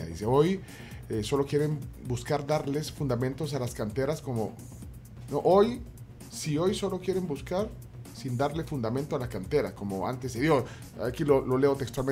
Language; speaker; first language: Spanish; native; Spanish